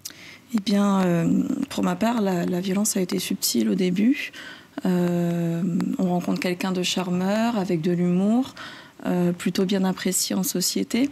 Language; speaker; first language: French; native; French